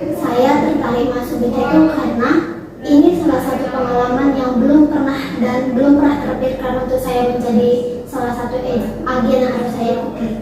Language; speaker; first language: Indonesian; native; Indonesian